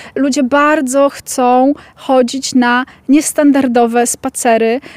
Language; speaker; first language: Polish; native; Polish